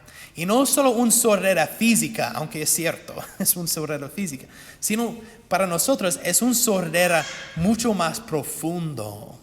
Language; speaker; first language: Spanish; non-native, fluent; English